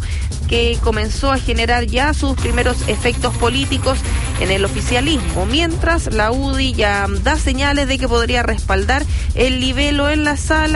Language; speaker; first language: Spanish; native; Spanish